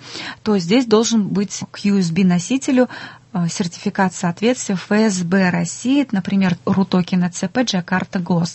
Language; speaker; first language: Russian; native; Russian